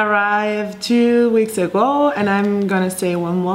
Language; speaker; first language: English; non-native, fluent; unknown